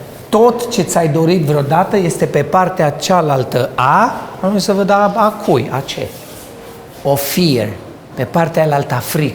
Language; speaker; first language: Romanian; native; Romanian